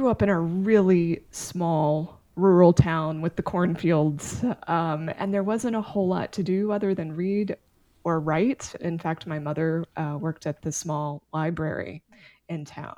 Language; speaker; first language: English; native; English